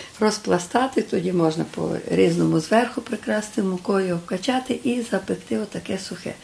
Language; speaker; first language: Ukrainian; native; Ukrainian